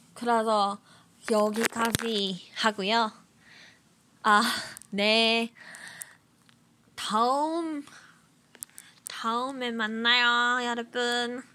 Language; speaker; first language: Korean; non-native, learner; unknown